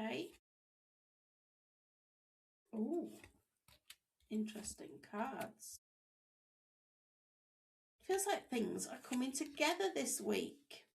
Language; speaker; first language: English; native; English